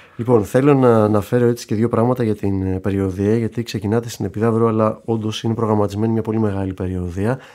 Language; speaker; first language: Greek; native; Greek